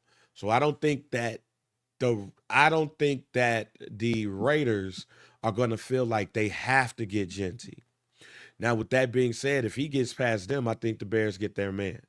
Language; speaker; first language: English; native; English